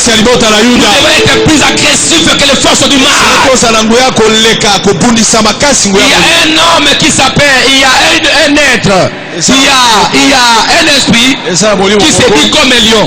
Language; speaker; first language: French; non-native, local second language; Lingala